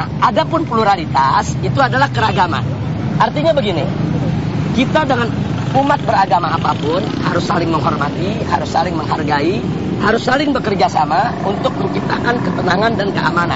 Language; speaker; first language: Indonesian; native; Indonesian